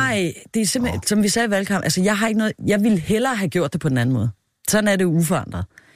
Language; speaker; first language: Danish; native; Danish